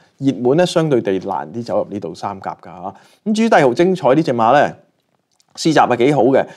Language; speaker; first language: Chinese; non-native, local second language; Cantonese